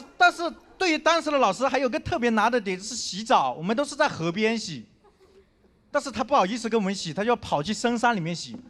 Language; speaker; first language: Chinese; non-native, local second language; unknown